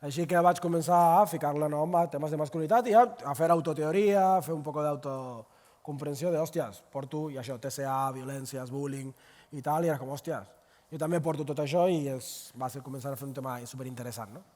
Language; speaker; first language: Catalan; non-native, local second language; Spanish